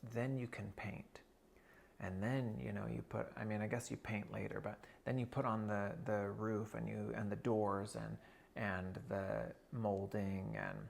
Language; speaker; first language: English; native; English